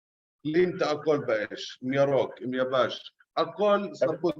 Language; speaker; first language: Hebrew; non-native, local second language; Arabic